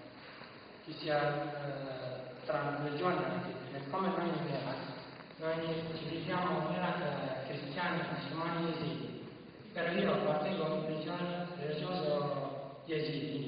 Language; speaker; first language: Italian; non-native, learner; Kurdish